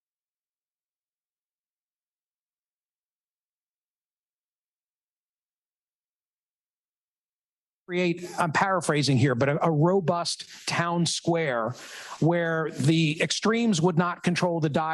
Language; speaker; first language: English; native; English